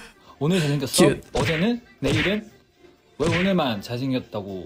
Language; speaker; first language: Korean; non-native, fluent; Chinese